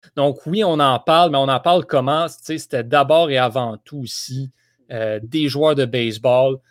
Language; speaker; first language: French; native; French